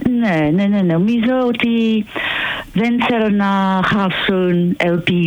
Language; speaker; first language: Greek; non-native, fluent; English